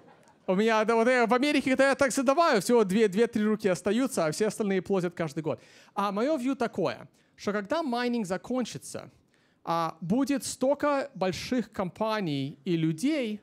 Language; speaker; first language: Russian; early bilingual, heritage; Russian